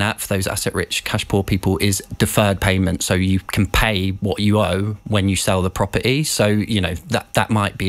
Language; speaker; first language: English; native; English